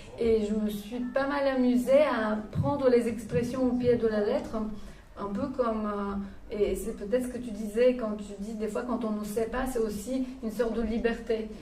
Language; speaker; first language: French; non-native, fluent; Bulgarian